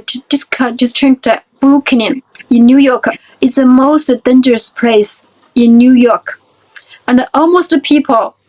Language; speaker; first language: English; non-native, fluent; Chinese